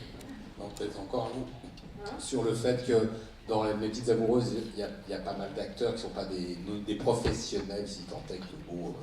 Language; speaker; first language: French; native; French